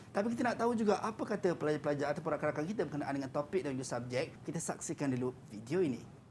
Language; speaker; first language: Malay; native; Malay